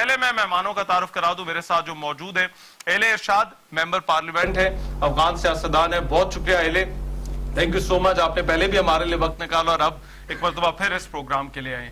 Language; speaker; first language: Urdu; native; Urdu